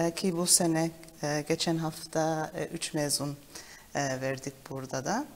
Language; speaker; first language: Turkish; early bilingual, heritage; Turkish